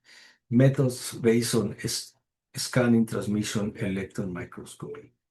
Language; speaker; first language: English; non-native, fluent; Spanish